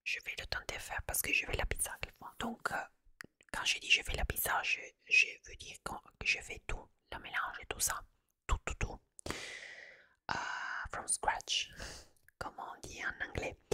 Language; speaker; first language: French; non-native, fluent; Italian